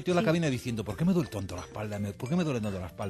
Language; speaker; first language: Spanish; native; Spanish